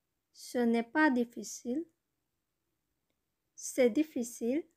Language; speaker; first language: French; non-native, learner; Bangla